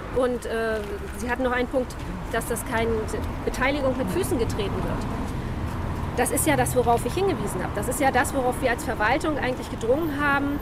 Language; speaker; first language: German; native; German